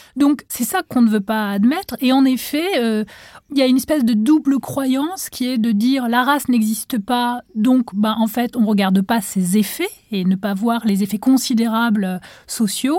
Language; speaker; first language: French; non-native, local second language; Arabic